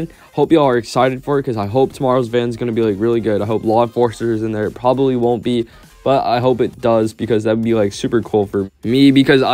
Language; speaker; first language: English; native; English